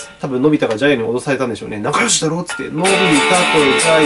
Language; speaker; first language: Japanese; native; Japanese